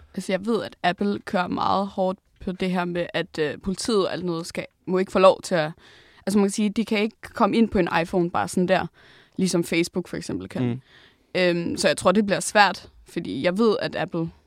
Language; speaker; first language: Danish; non-native, local second language; Faroese